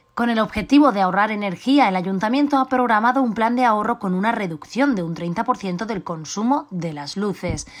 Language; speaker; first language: Spanish; native; Spanish